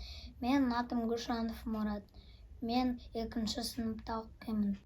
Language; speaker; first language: Kazakh; non-native, local second language; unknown